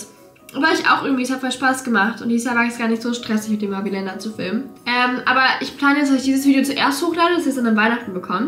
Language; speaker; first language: German; native; German